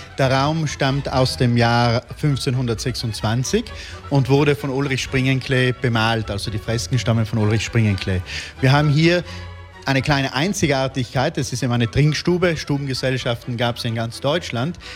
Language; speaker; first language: German; native; German